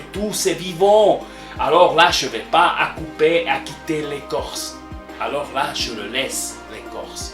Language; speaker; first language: French; non-native, learner; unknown